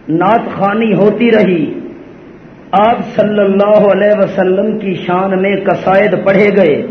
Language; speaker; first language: Urdu; non-native, local second language; Punjabi